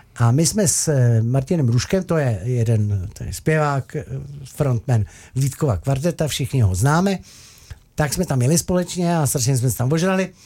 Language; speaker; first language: Czech; native; Czech